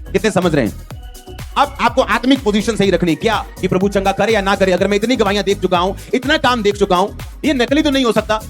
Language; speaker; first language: Hindi; non-native, local second language; Punjabi